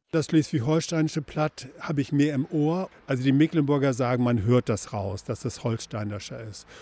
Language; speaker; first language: German; native; German